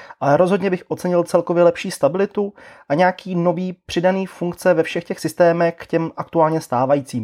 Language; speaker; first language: Czech; native; Czech